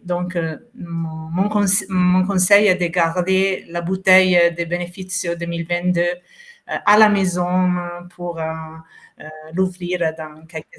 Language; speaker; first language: French; non-native, fluent; Italian